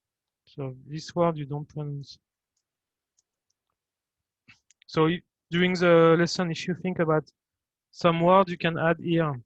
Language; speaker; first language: English; non-native, fluent; French